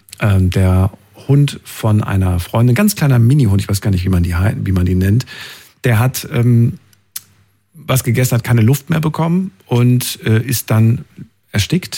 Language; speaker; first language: German; native; German